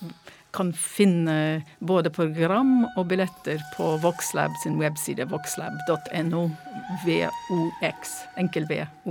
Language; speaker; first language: Norwegian; non-native, fluent; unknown